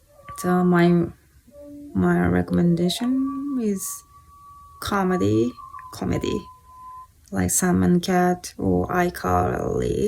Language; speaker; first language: English; non-native, fluent; Japanese